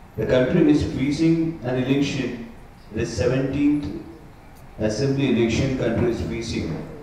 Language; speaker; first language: English; non-native, local second language; Marathi